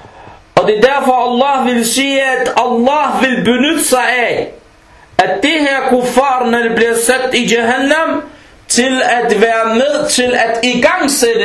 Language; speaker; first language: Danish; non-native, local second language; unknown